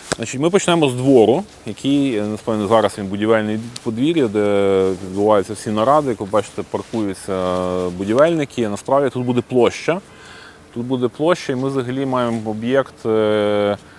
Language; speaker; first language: Ukrainian; native; Ukrainian